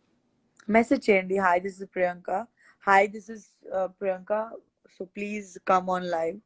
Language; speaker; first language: Telugu; non-native, local second language; Gujarati